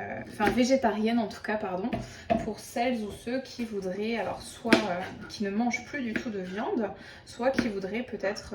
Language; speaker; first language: French; native; French